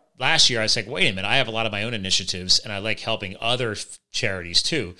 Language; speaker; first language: English; native; English